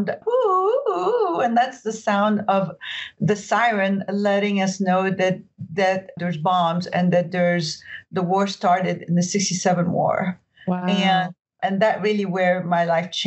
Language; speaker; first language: English; early bilingual, other home language; Arabic